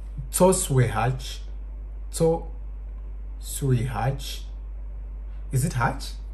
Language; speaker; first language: Polish; non-native, learner; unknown